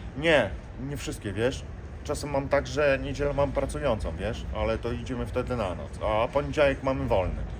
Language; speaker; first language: Polish; native; Polish